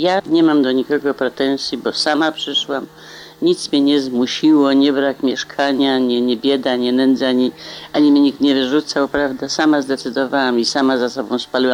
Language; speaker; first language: Polish; native; Polish